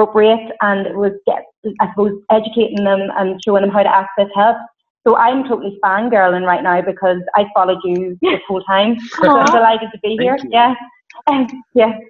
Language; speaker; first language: English; native; English